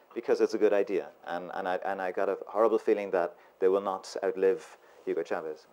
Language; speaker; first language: English; native; English